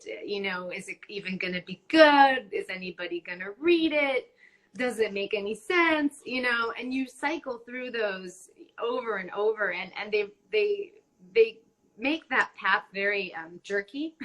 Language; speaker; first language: English; non-native, fluent; Spanish